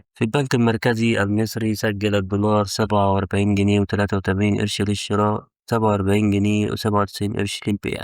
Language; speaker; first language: Arabic; native; Arabic